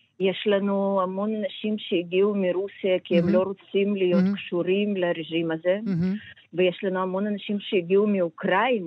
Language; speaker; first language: Hebrew; non-native, fluent; Russian